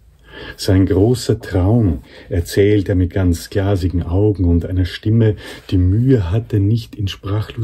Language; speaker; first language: German; native; German